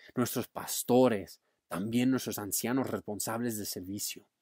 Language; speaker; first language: Spanish; non-native, fluent; English